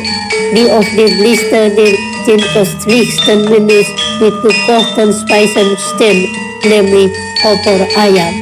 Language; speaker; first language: German; non-native, fluent; Indonesian